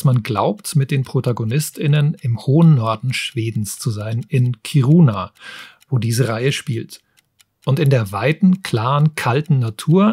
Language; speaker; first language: German; native; German